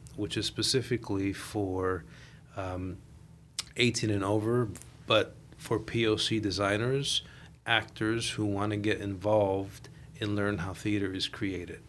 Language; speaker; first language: English; native; English